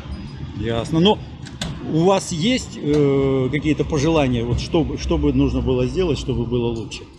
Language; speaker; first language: Russian; native; Russian